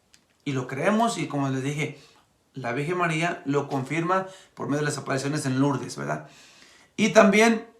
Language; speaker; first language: Spanish; native; Spanish